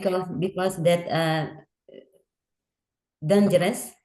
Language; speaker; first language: English; non-native, learner; Indonesian